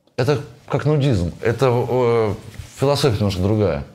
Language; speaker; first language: Russian; native; Russian